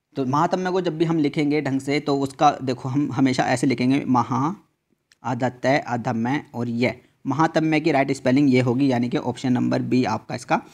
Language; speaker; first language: Hindi; native; Hindi